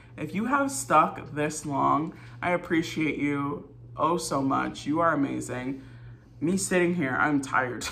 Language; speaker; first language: English; native; English